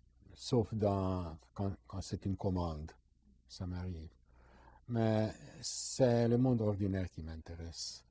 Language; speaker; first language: French; non-native, fluent; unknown